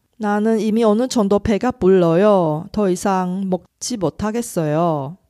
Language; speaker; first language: Korean; non-native, local second language; Chinese